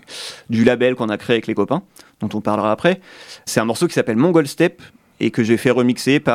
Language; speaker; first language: French; native; French